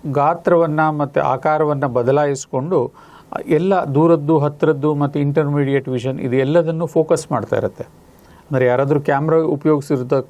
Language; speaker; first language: Kannada; native; Kannada